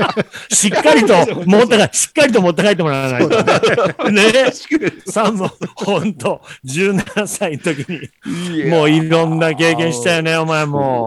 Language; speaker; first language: Japanese; native; Japanese